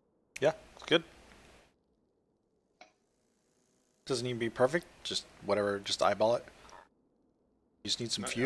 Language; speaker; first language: English; native; English